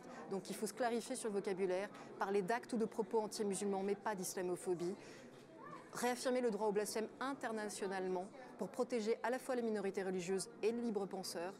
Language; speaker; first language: French; native; French